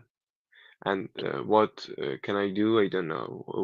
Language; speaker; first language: English; non-native, learner; Persian